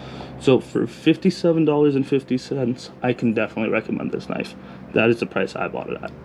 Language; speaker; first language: English; native; English